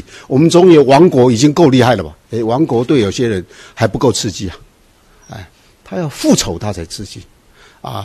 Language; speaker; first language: Chinese; native; Chinese